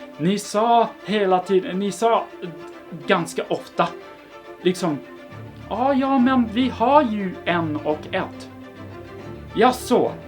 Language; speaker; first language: Swedish; non-native, fluent; English